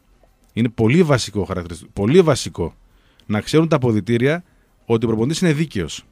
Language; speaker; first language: Greek; native; Greek